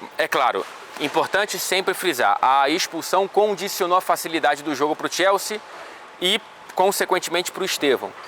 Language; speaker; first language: Portuguese; native; Portuguese